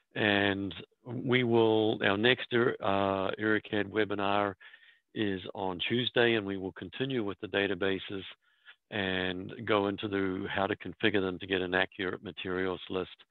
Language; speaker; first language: English; native; English